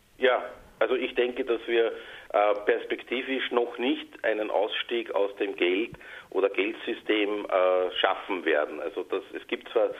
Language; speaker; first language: German; native; German